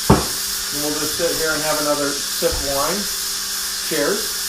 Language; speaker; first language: English; native; English